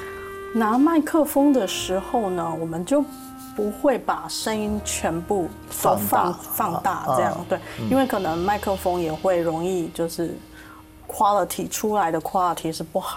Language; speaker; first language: Chinese; native; Chinese